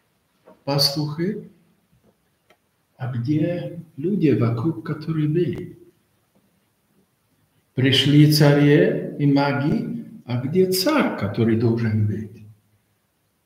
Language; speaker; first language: Russian; non-native, fluent; Polish